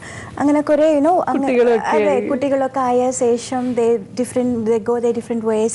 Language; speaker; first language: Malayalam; non-native, local second language; Tamil